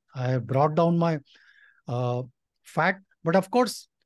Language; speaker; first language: English; non-native, local second language; Nepali